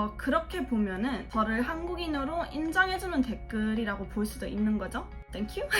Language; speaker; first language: Korean; early bilingual, heritage; Korean